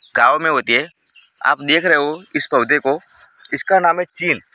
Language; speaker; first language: Hindi; non-native, local second language; Gujarati